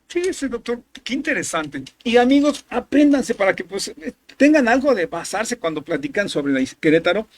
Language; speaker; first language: Spanish; native; Spanish